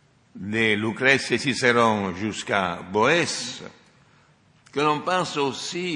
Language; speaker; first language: French; non-native, fluent; Italian